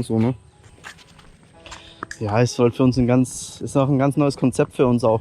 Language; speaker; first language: German; native; German